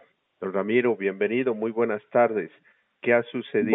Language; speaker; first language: Spanish; native; Spanish